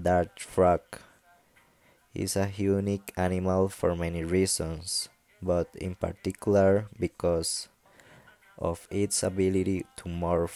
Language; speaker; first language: English; non-native, fluent; Spanish